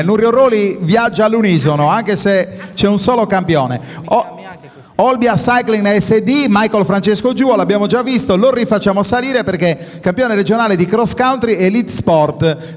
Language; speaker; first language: Italian; native; Italian